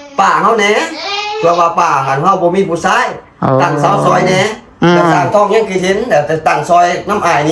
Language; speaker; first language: Thai; non-native, local second language; Lao